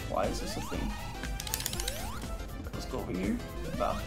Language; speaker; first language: English; native; English